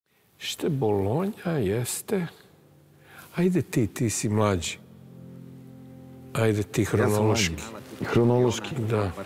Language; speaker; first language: Serbian; native; Serbian